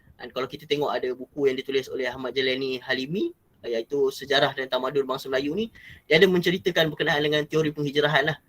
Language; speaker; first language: Malay; native; Malay